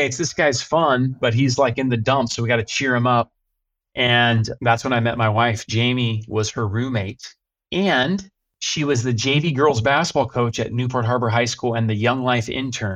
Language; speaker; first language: English; native; English